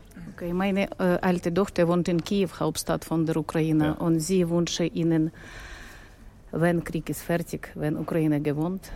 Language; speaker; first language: German; non-native, learner; Ukrainian